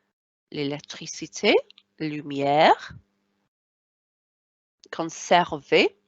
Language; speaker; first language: French; non-native, fluent; Welsh